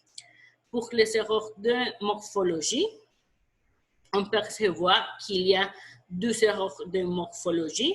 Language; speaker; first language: French; non-native, fluent; Spanish